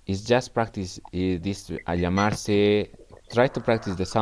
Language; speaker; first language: English; non-native, fluent; Spanish